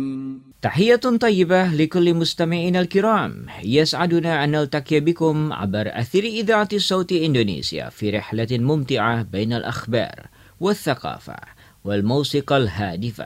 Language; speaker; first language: Arabic; non-native, fluent; Indonesian